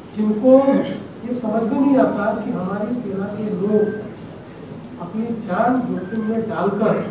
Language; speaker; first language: Hindi; non-native, local second language; Marathi